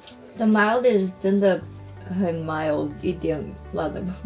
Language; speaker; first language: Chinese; early bilingual, heritage; Chinese